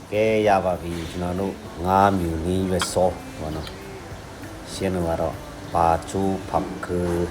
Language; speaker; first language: Burmese; non-native, local second language; Shan